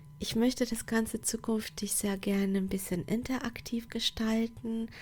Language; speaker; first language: German; non-native, fluent; Portuguese